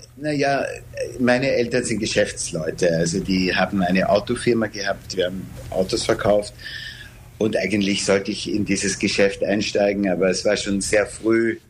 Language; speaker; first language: German; native; German